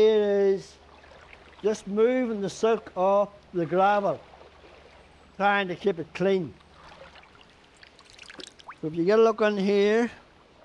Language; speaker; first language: English; native; English